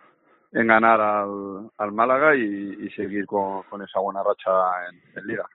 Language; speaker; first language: Spanish; native; Spanish